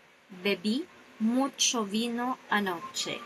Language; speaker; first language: Spanish; non-native, fluent; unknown